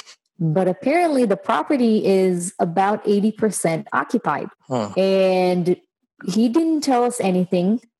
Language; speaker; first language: English; non-native, fluent; Hebrew